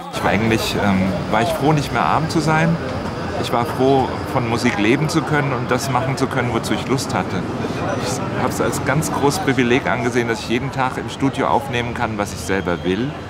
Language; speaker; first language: German; native; German